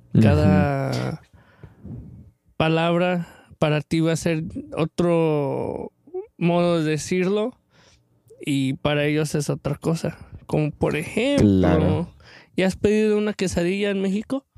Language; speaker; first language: Spanish; early bilingual, other home language; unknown